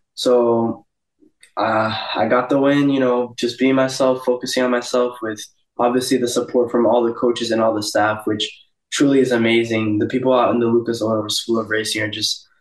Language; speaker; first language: English; early bilingual, other home language; Portuguese